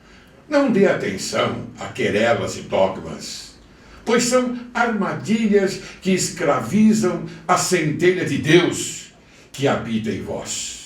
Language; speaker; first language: Portuguese; native; Portuguese